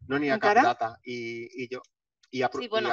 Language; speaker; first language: Spanish; native; Spanish